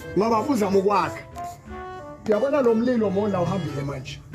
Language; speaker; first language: Zulu; non-native, local second language; Southern Sotho